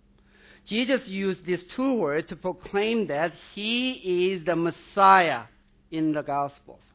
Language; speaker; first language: English; non-native, fluent; Korean